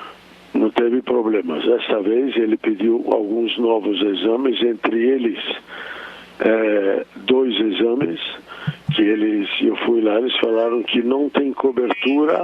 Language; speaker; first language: Portuguese; non-native, fluent; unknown